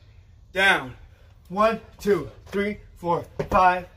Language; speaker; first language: English; native; English